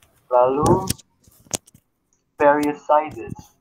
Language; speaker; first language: English; non-native, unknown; Indonesian